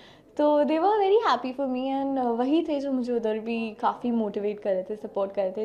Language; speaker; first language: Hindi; native; Hindi